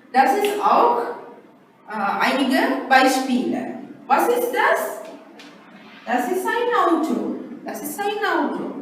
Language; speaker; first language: German; non-native, fluent; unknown